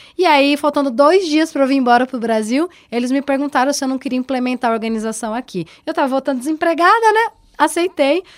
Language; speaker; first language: Portuguese; native; Portuguese